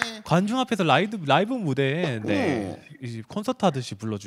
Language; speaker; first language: Korean; native; Korean